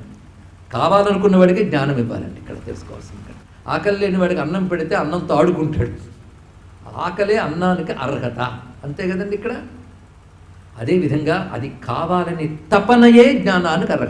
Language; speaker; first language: Telugu; native; Telugu